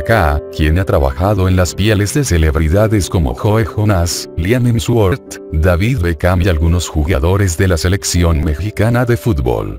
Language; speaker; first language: Spanish; native; Spanish